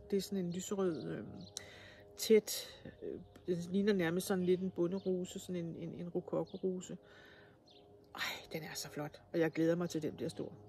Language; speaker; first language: Danish; native; Danish